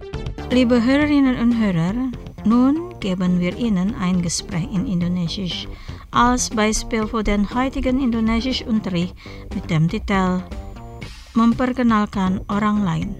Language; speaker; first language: German; non-native, fluent; Indonesian